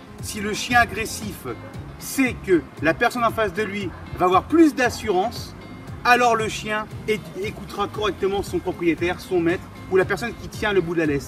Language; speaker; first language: French; native; French